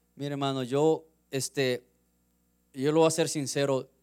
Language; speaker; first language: Spanish; early bilingual, heritage; Spanish